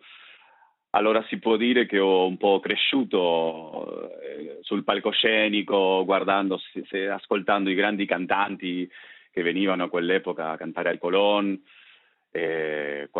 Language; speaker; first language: Italian; non-native, fluent; Spanish